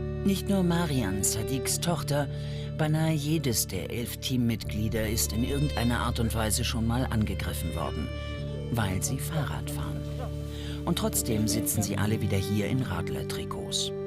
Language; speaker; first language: German; native; German